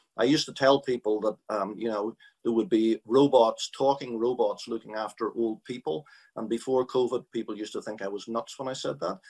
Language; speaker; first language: English; native; English